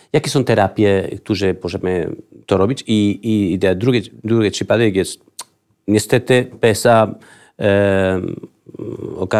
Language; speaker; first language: Polish; non-native, learner; Spanish